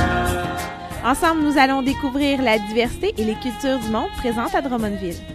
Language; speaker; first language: French; native; French